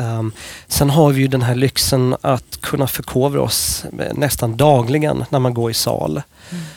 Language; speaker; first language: Swedish; non-native, fluent; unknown